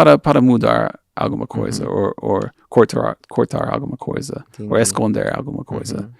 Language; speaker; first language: Portuguese; non-native, fluent; English